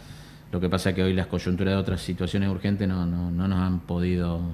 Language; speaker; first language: Spanish; native; Spanish